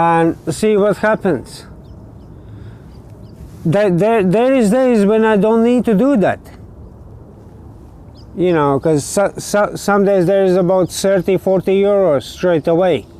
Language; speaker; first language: English; non-native, learner; Latvian